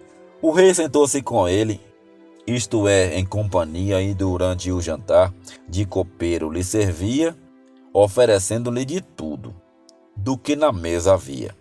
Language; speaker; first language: Portuguese; native; Portuguese